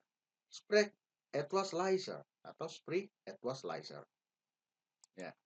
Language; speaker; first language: German; non-native, learner; Indonesian